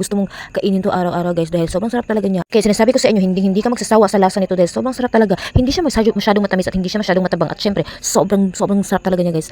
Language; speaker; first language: Filipino; non-native, local second language; Cebuano